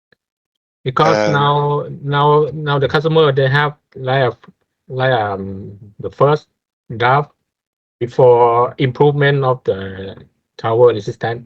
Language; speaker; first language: English; non-native, fluent; Thai